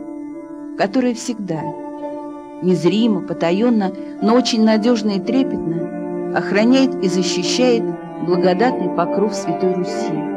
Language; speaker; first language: Russian; native; Russian